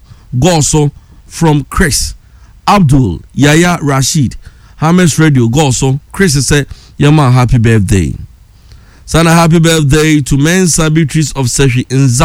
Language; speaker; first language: English; non-native, local second language; Akan